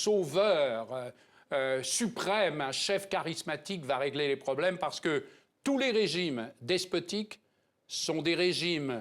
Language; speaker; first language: French; native; French